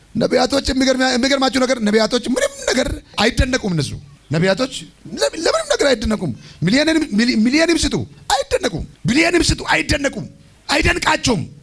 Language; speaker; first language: Amharic; non-native, local second language; Oromo